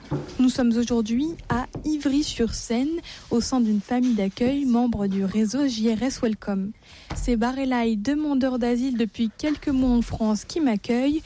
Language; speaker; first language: French; native; French